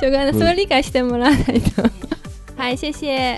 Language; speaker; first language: Japanese; non-native, fluent; Chinese